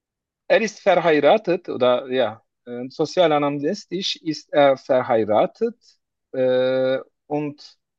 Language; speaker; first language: German; non-native, learner; Turkish